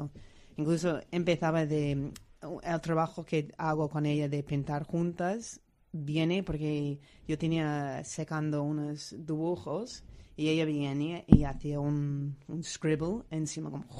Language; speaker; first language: Spanish; non-native, fluent; English